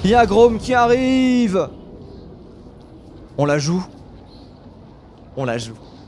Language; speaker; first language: French; native; French